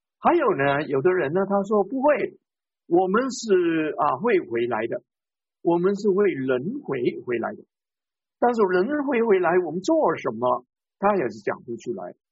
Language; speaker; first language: Chinese; non-native, local second language; Cantonese